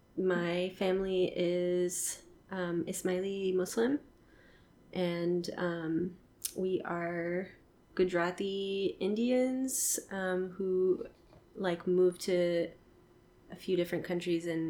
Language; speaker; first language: English; native; English